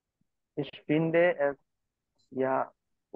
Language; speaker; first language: German; non-native, learner; Bangla